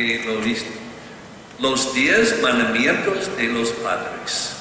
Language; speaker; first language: Spanish; non-native, learner; English